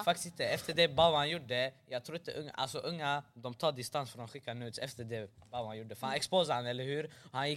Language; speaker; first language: Swedish; early bilingual, other home language; Arabic